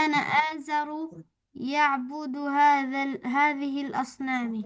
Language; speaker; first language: Arabic; non-native, learner; Bangla